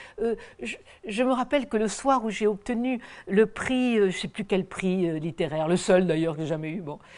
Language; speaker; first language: French; native; French